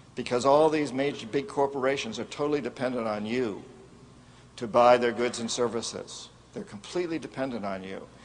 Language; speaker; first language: English; native; English